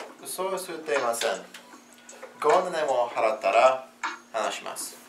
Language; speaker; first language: Japanese; non-native, learner; English